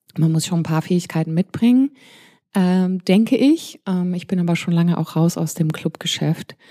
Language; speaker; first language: German; early bilingual, heritage; German